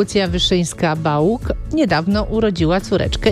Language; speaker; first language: Polish; native; Polish